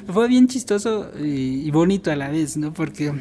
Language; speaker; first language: Spanish; non-native, local second language; Tzotzil